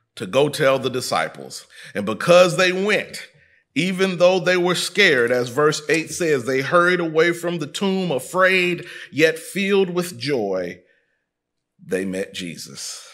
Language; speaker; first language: English; native; English